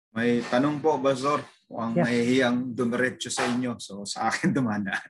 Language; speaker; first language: Filipino; native; Filipino